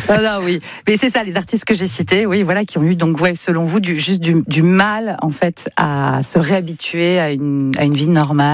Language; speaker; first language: French; native; French